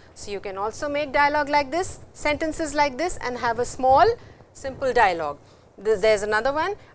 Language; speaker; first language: English; non-native, local second language; Hindi